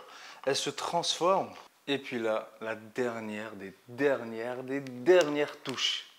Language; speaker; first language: French; native; French